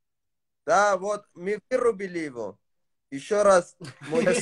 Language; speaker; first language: Russian; non-native, learner; Tajik